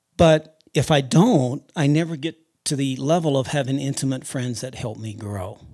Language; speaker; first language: English; native; English